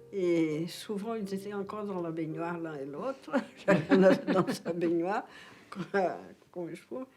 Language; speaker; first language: French; non-native, fluent; Portuguese